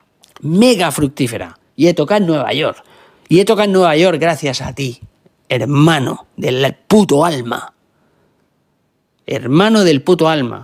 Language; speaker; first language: Spanish; native; Spanish